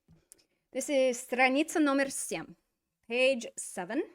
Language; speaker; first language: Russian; non-native, fluent; English